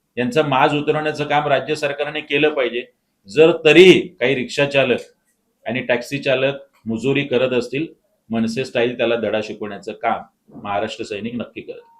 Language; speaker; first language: Marathi; native; Marathi